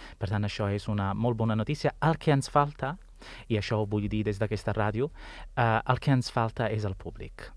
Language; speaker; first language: Catalan; non-native, fluent; Italian